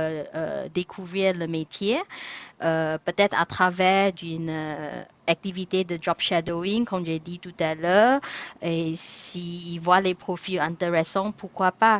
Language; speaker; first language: French; non-native, fluent; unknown